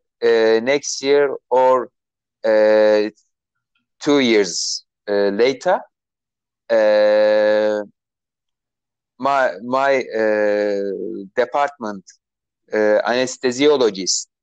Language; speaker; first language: English; non-native, learner; Turkish